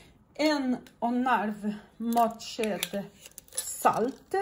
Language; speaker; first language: Swedish; non-native, fluent; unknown